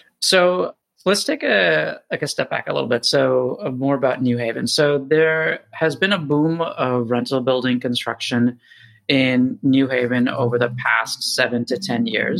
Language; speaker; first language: English; native; English